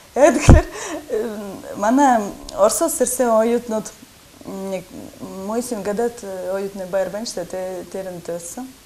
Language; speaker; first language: Mongolian; non-native, learner; Russian